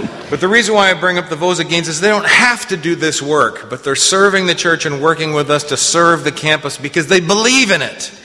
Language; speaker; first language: English; native; English